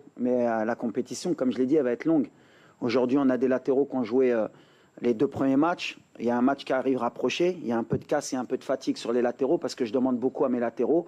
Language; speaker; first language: French; native; French